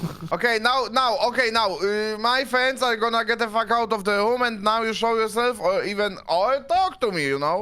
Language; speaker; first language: English; non-native, learner; Polish